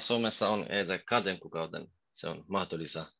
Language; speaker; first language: Finnish; non-native, learner; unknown